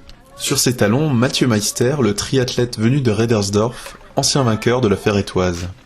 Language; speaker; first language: French; native; French